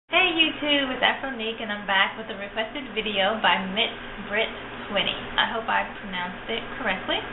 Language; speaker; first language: English; native; English